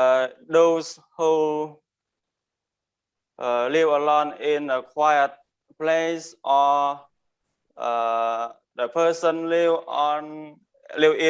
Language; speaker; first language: English; non-native, learner; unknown